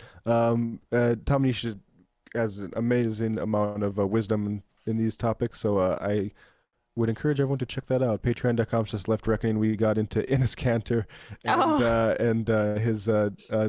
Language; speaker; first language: English; native; English